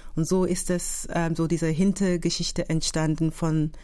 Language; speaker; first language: German; non-native, fluent; English